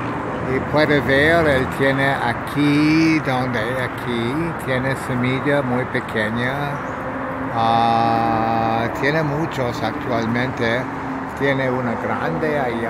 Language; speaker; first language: Spanish; non-native, learner; English